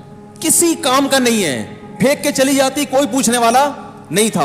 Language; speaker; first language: Urdu; native; Urdu